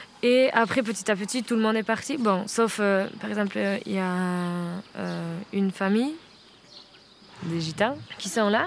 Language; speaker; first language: French; non-native, fluent; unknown